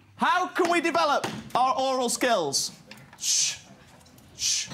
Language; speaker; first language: English; native; English